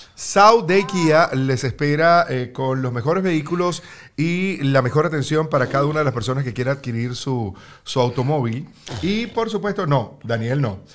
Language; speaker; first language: Spanish; native; Spanish